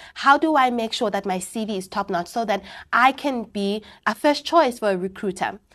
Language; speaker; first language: English; non-native, local second language; Xhosa